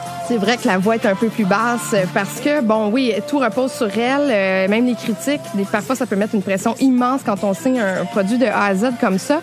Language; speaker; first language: French; native; French